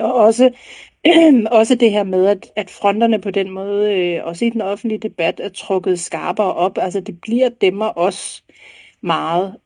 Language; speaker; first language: Danish; native; Danish